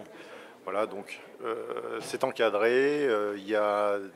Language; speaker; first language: French; native; French